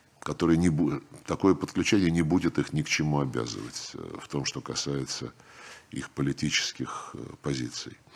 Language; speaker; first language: Russian; native; Russian